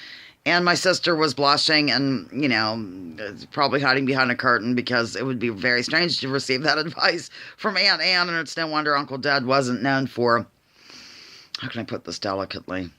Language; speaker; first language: English; native; English